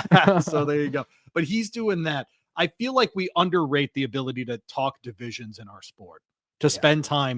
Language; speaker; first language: English; native; English